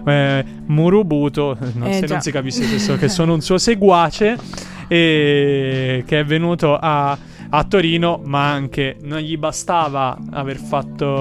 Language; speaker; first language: Italian; native; Italian